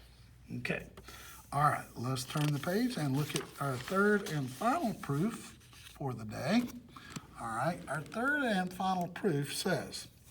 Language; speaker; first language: English; native; English